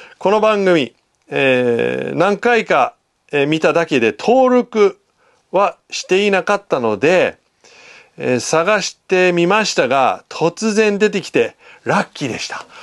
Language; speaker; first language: Japanese; non-native, fluent; English